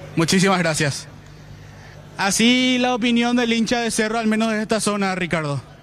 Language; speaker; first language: Spanish; native; Spanish